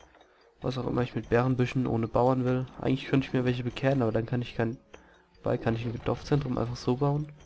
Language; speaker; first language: German; native; German